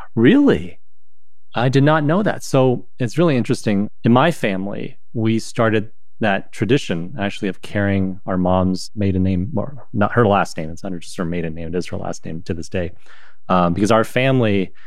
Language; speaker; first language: English; non-native, fluent; Chinese